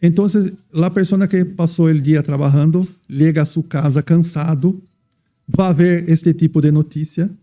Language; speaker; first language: Spanish; non-native, fluent; Portuguese